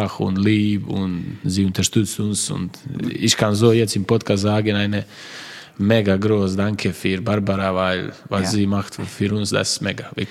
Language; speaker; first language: German; non-native, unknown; Croatian